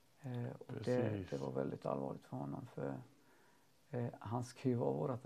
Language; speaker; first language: Swedish; native; Swedish